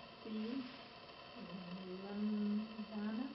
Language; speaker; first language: Arabic; non-native, learner; English